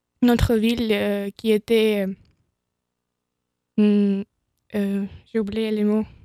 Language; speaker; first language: French; non-native, learner; Ukrainian